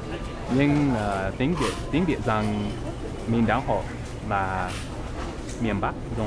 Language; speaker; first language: Vietnamese; non-native, learner; English